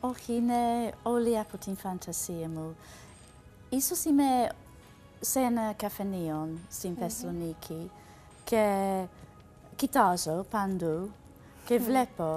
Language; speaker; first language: Greek; non-native, learner; English